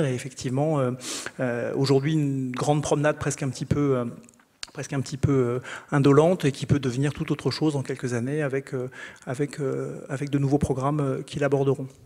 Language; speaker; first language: French; native; French